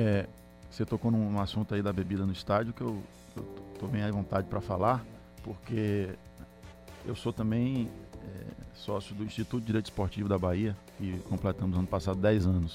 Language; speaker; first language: Portuguese; native; Portuguese